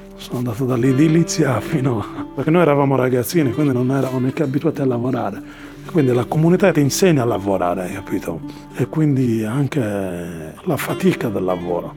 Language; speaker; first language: Italian; non-native, fluent; Arabic